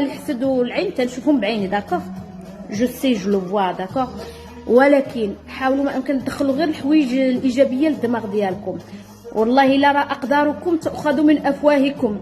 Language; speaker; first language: Arabic; native; Arabic